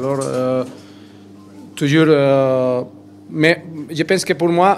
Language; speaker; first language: French; non-native, fluent; Spanish